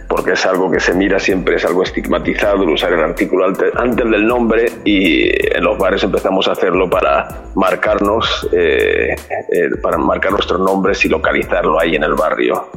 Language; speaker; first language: Spanish; native; Spanish